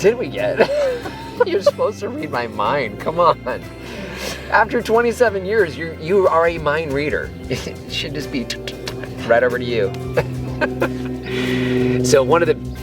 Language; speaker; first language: English; native; English